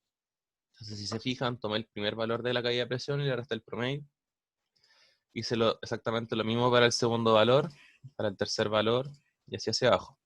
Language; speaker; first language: Spanish; native; Spanish